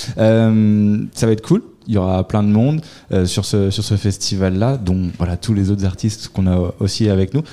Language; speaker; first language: French; native; French